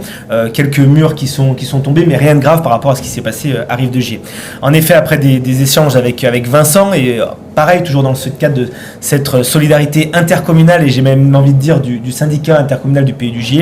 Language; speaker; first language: French; native; French